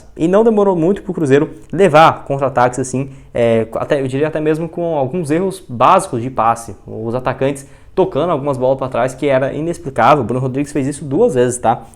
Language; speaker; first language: Portuguese; native; Portuguese